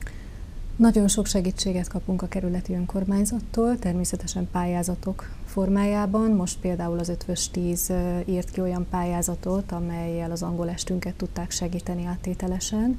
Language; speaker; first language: Hungarian; native; Hungarian